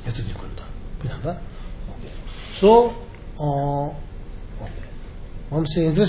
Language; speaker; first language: Russian; non-native, learner; Tibetan